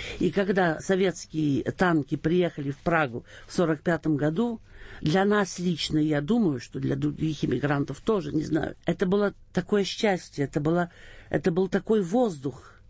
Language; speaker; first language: Russian; early bilingual, heritage; Russian